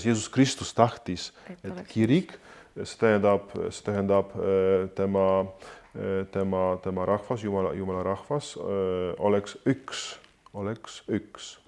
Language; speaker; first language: Estonian; non-native, fluent; Polish